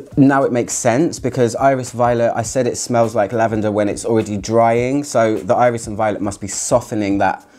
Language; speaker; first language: English; native; English